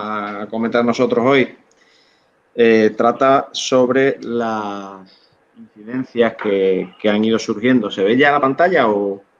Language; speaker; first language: Spanish; native; Spanish